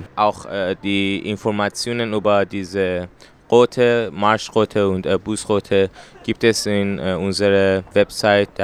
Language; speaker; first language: German; non-native, learner; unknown